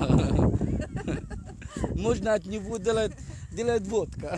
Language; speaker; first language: Russian; non-native, learner; Arabic